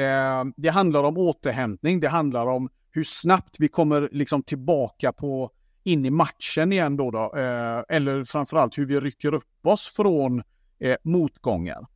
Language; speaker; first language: Swedish; native; Swedish